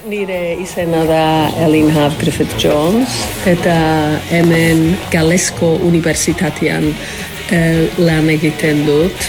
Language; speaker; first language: Basque; non-native, fluent; Welsh